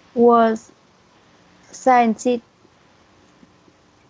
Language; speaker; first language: English; non-native, learner; Vietnamese